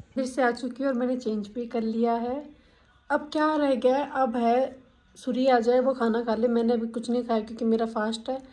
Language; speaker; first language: Hindi; native; Hindi